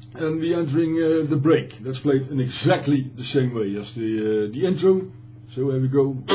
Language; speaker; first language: English; non-native, fluent; Dutch